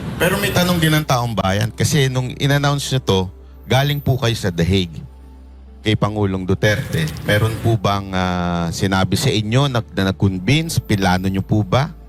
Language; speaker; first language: Filipino; native; Filipino